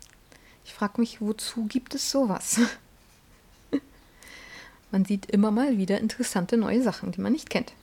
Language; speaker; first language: German; native; German